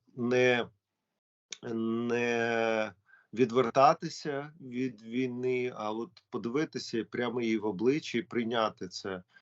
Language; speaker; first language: Ukrainian; non-native, local second language; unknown